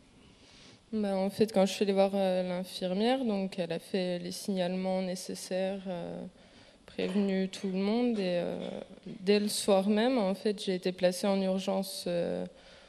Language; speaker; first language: French; native; French